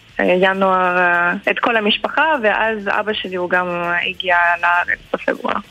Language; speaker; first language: Hebrew; early bilingual, heritage; Hebrew